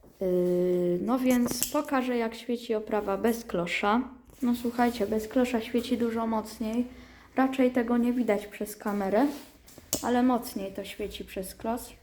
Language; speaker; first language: Polish; native; Polish